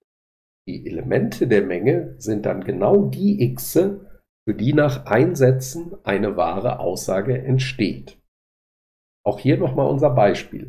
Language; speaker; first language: German; native; German